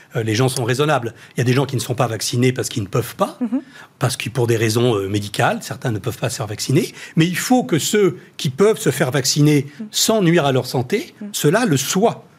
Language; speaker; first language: French; native; French